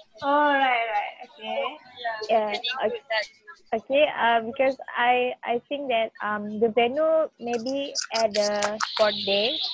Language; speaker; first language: English; non-native, learner; Malay